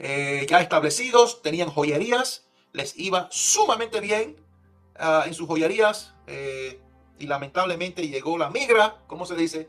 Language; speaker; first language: Spanish; early bilingual, heritage; Spanish